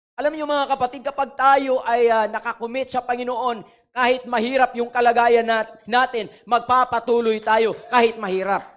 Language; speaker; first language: Filipino; non-native, local second language; Waray